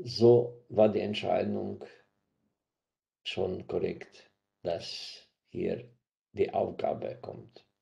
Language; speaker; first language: German; non-native, fluent; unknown